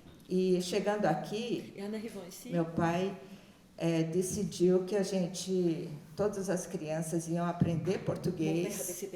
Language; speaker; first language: Portuguese; early bilingual, other home language; Chinese